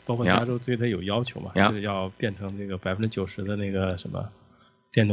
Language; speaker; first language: Chinese; native; Chinese